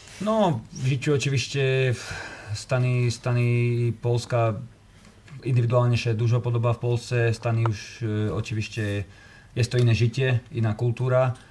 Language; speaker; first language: Polish; non-native, learner; Slovak